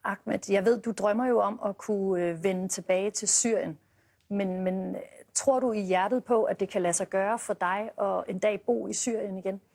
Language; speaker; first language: Danish; native; Danish